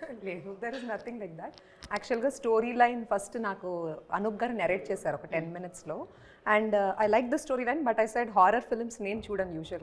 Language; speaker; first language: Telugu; early bilingual, heritage; Telugu